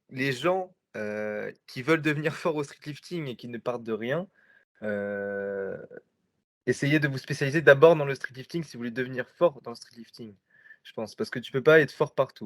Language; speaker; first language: French; native; French